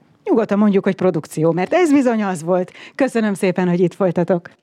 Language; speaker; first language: Hungarian; native; Hungarian